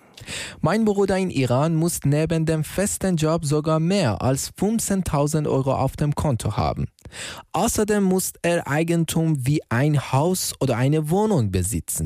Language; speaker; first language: German; non-native, fluent; Persian